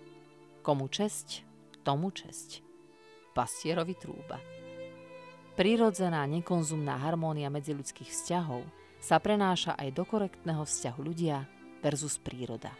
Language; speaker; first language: Slovak; native; Slovak